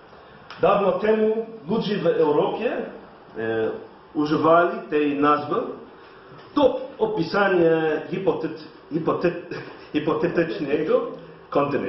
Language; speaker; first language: Polish; non-native, learner; English